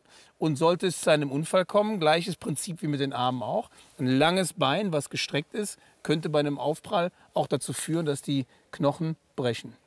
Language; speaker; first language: German; native; German